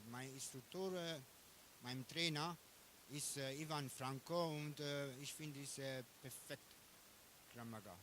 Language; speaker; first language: German; non-native, learner; Italian